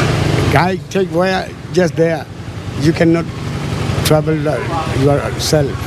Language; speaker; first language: English; non-native, learner; Burmese